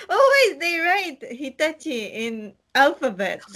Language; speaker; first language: English; non-native, learner; Japanese